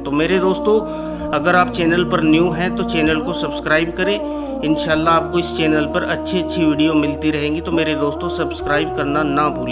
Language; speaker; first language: Hindi; native; Hindi